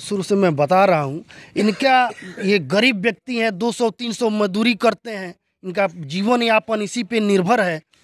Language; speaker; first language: Hindi; native; Hindi